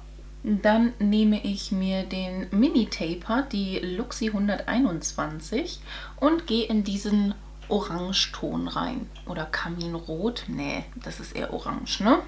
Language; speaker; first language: German; native; German